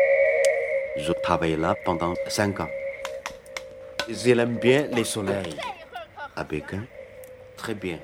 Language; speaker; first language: French; non-native, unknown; Chinese